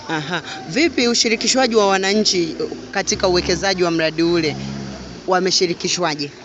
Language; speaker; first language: Swahili; native; Swahili